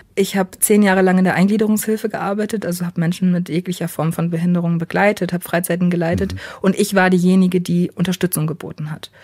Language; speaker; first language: German; native; German